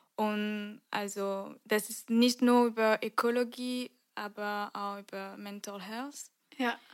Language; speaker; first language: German; non-native, fluent; French